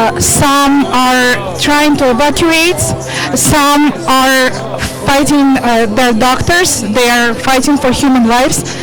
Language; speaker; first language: English; non-native, fluent; Russian